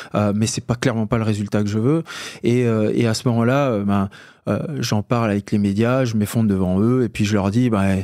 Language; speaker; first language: French; native; French